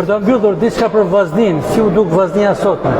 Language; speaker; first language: Albanian; native; Albanian